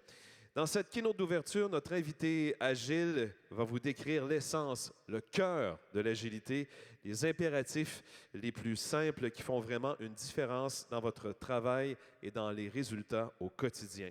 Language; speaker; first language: French; native; French